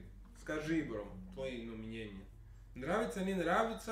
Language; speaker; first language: Russian; non-native, learner; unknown